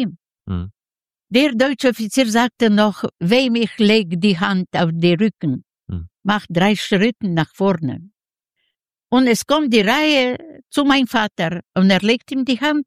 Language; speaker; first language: German; non-native, fluent; Yiddish